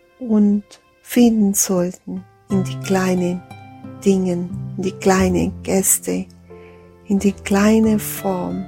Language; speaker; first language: German; non-native, fluent; Portuguese